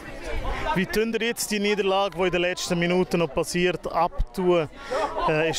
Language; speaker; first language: German; native; German